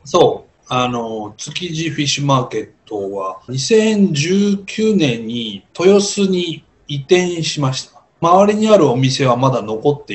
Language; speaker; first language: Japanese; native; Japanese